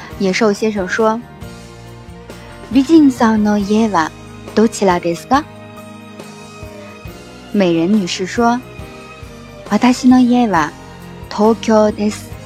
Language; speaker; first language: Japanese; non-native, fluent; Chinese